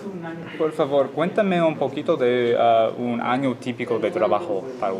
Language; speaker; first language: Spanish; non-native, learner; English